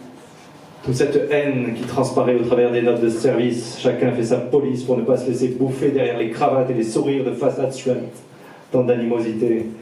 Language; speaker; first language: French; native; French